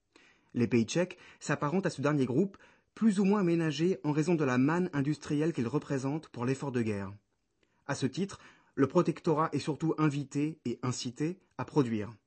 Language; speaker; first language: French; native; French